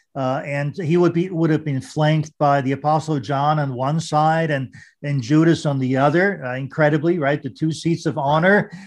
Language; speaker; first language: English; non-native, fluent; German